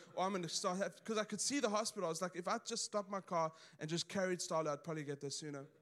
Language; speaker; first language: English; native; English